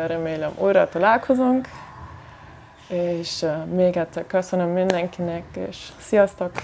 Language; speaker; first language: Hungarian; non-native, learner; German